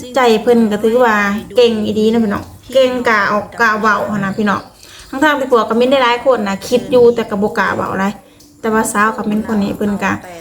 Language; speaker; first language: Thai; native; Thai